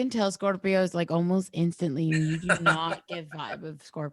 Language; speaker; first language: English; native; English